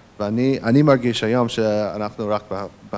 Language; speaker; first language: Hebrew; non-native, fluent; English